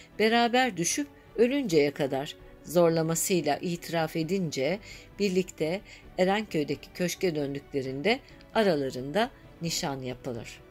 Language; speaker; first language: Turkish; native; Turkish